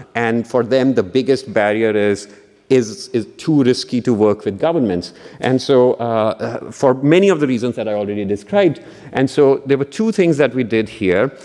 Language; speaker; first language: English; non-native, local second language; Punjabi